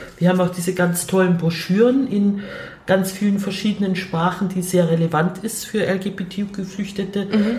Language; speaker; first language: German; native; German